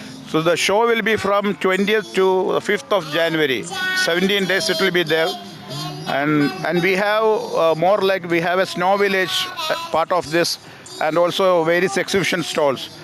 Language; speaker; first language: English; non-native, local second language; Malayalam